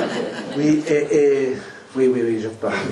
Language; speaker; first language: French; non-native, learner; Spanish